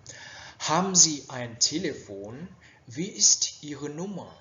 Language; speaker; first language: German; non-native, fluent; Vietnamese